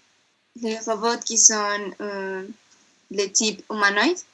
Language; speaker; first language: French; non-native, learner; Spanish